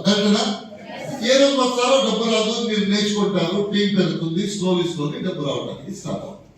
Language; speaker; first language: Telugu; non-native, fluent; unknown